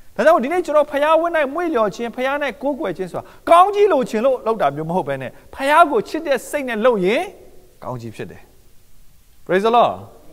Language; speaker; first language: Burmese; non-native, local second language; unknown